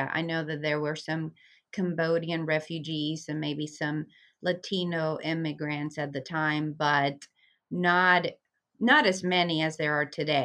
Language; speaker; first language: English; early bilingual, other home language; Spanish